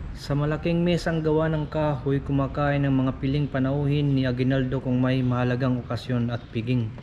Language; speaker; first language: Filipino; non-native, local second language; Cebuano